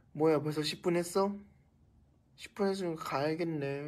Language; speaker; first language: Korean; non-native, fluent; Thai